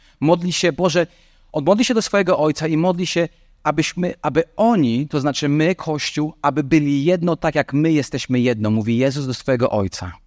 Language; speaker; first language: Polish; non-native, fluent; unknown